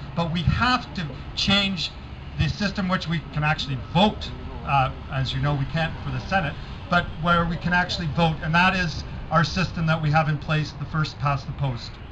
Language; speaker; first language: English; native; English